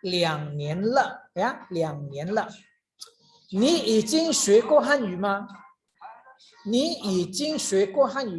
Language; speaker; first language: Chinese; non-native, fluent; Indonesian